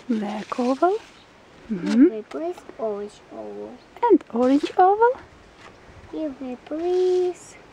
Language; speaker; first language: English; non-native, learner; Russian